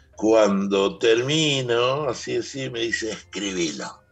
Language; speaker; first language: Spanish; native; Spanish